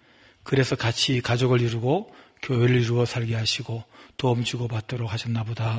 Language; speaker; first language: Korean; native; Korean